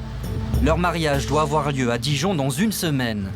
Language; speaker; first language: French; native; French